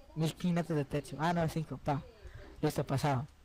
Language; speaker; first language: Spanish; native; Spanish